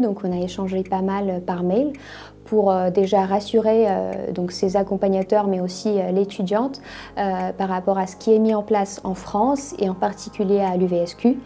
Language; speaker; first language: French; native; French